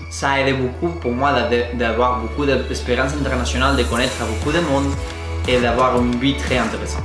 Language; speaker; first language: French; non-native, fluent; Spanish